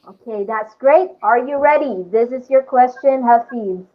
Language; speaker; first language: English; non-native, local second language; Filipino